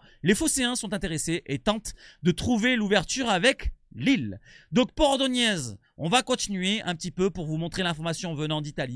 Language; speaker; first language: French; native; French